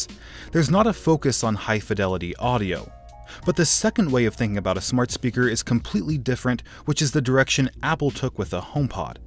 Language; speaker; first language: English; native; English